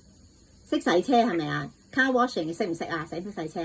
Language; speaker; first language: Cantonese; native; Cantonese